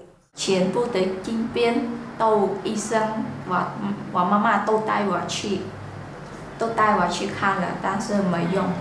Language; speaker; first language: Chinese; non-native, learner; Hungarian